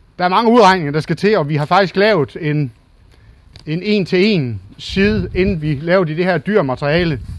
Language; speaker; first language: Danish; native; Danish